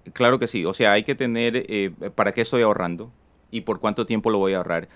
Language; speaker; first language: Spanish; native; Spanish